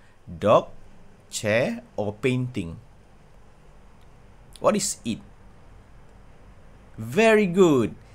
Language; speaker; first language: English; non-native, local second language; Malay